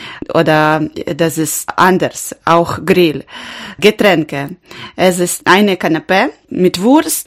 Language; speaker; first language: German; non-native, learner; Ukrainian